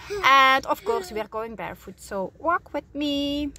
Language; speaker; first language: English; non-native, fluent; Dutch